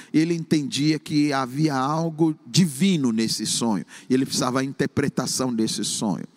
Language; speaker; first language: Portuguese; non-native, fluent; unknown